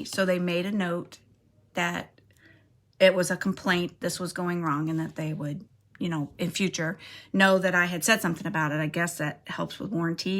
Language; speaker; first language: English; native; English